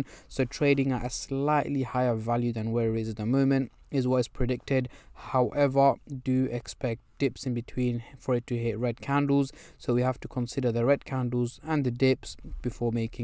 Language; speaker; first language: English; native; English